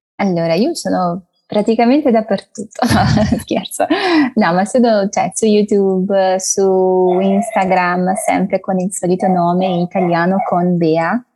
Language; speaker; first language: Italian; non-native, fluent; Portuguese